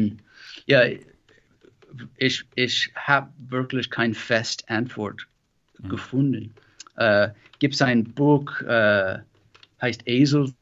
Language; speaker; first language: German; non-native, learner; English